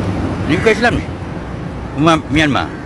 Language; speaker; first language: Malay; native; Malay